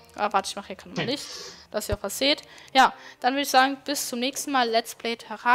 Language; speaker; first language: German; native; German